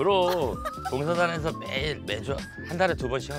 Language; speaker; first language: Korean; native; Korean